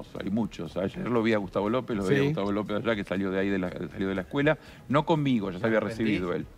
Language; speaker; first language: Spanish; native; Spanish